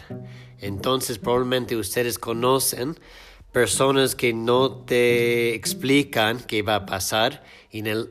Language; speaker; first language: Spanish; non-native, fluent; English